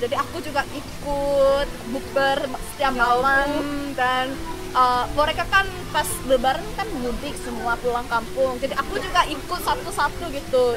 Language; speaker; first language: Indonesian; non-native, fluent; Korean